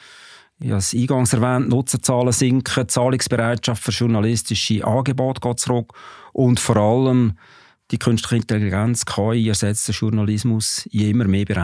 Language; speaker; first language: German; native; German